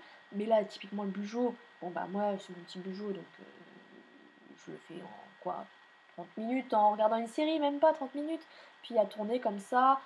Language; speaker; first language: French; native; French